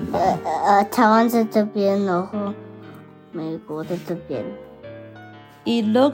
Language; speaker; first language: Chinese; early bilingual, heritage; Chinese